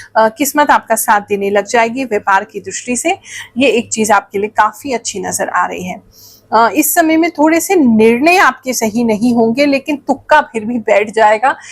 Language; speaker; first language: Hindi; native; Hindi